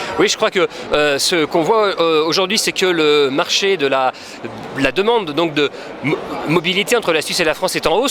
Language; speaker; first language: French; native; French